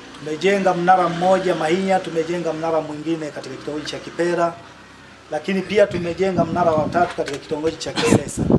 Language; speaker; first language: Swahili; native; Swahili